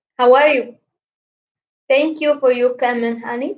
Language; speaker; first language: English; non-native, learner; Amharic